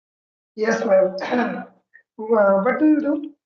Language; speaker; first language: English; non-native, learner; Hindi